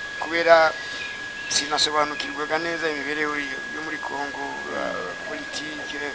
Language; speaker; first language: Kinyarwanda; early bilingual, heritage; Kinyarwanda